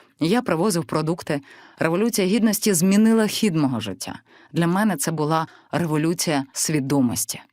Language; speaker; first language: Ukrainian; native; Ukrainian